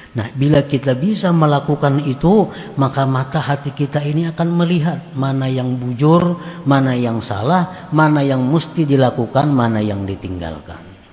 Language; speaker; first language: Indonesian; native; Indonesian